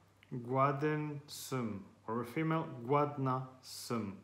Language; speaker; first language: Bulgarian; non-native, learner; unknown